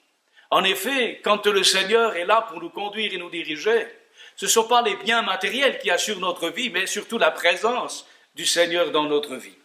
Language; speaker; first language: French; native; French